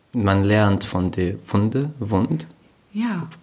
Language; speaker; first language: German; non-native, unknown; Arabic